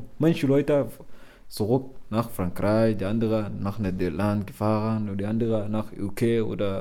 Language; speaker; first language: German; non-native, learner; Arabic